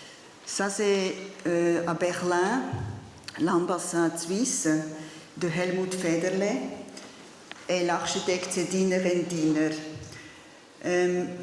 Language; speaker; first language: French; non-native, learner; German